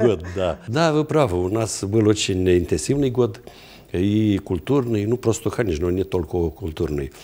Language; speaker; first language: Russian; non-native, fluent; Romanian